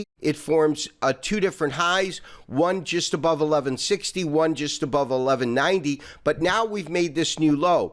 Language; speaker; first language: English; native; English